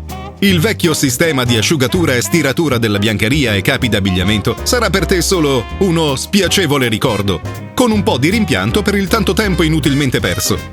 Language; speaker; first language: Italian; native; Italian